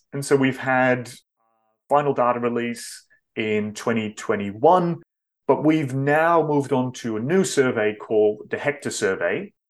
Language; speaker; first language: English; non-native, fluent; Dutch